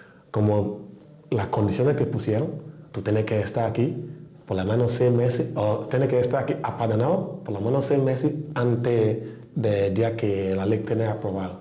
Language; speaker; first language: Spanish; non-native, learner; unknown